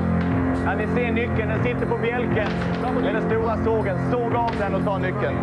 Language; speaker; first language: Swedish; native; Swedish